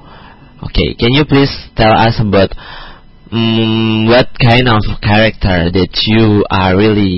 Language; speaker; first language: English; non-native, learner; Indonesian